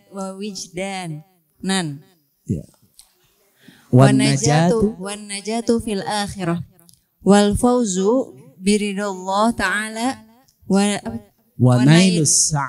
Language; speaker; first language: Arabic; non-native, learner; Indonesian